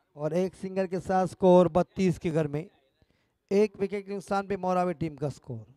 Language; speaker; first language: Hindi; non-native, local second language; Marathi